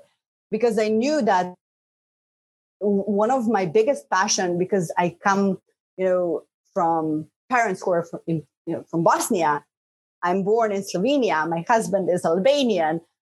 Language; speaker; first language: English; non-native, fluent; Bosnian